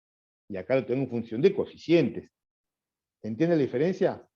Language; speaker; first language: Spanish; native; Spanish